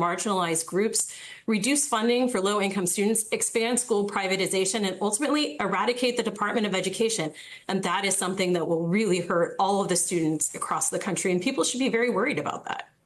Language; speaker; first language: English; native; English